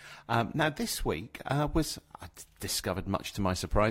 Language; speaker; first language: English; native; English